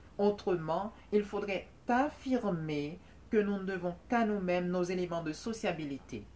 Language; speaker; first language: French; non-native, local second language; Haitian Creole